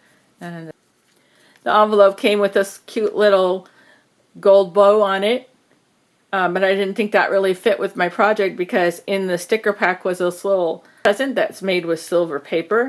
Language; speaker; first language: English; native; English